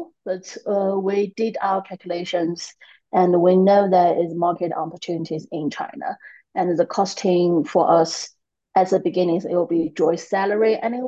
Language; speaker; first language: English; non-native, fluent; Chinese